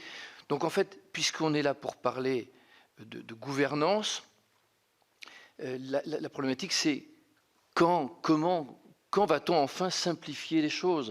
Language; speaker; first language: French; native; French